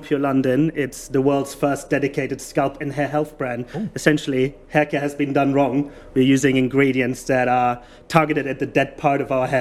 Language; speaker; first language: English; non-native, fluent; German